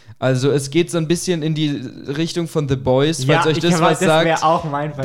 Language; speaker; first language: German; native; German